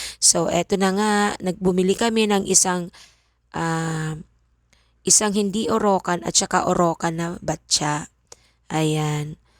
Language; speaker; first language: Filipino; non-native, local second language; Bikol